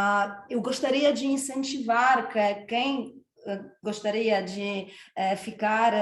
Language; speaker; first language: Portuguese; non-native, fluent; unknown